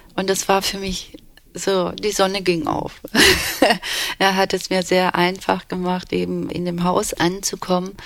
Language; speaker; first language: German; early bilingual, other home language; Turkish